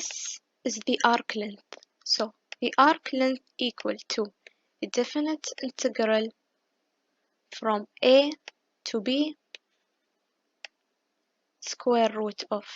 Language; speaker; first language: English; non-native, fluent; Arabic